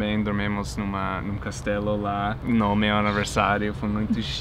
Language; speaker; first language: Portuguese; non-native, fluent; English